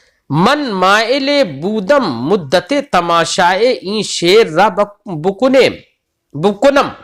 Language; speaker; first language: Persian; non-native, fluent; Urdu